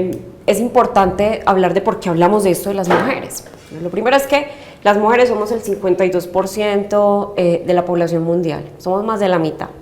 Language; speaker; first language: Spanish; native; Spanish